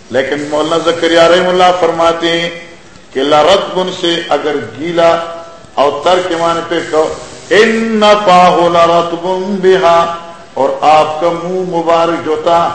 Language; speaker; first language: Urdu; non-native, local second language; Northern Hindko